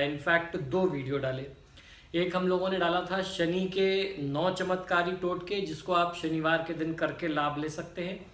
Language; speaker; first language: Hindi; native; Hindi